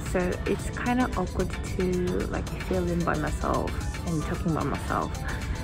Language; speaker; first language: English; non-native, fluent; Korean